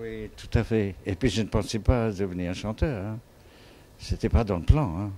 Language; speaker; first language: French; non-native, fluent; English